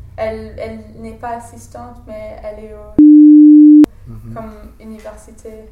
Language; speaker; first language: French; non-native, fluent; English